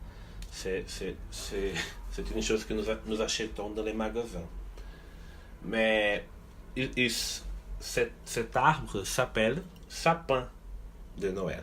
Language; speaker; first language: French; non-native, fluent; Portuguese